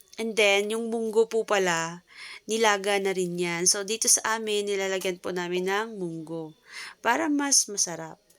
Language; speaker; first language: Filipino; non-native, local second language; Cebuano